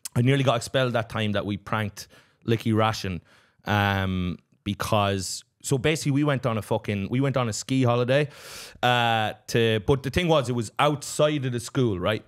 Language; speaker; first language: English; native; English